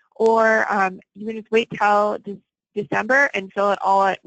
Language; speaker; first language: English; native; English